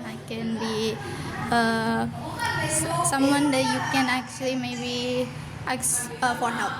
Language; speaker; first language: English; non-native, learner; Indonesian